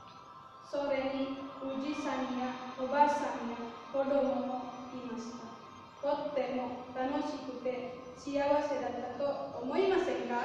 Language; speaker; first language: Japanese; non-native, learner; Indonesian